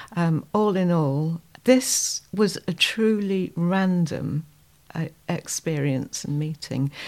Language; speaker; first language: English; native; English